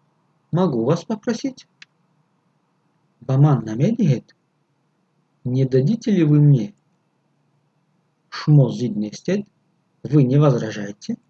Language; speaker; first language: Russian; non-native, fluent; Tajik